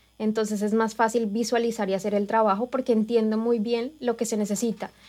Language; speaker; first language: Spanish; native; Spanish